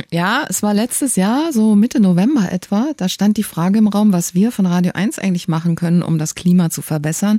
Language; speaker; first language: German; native; German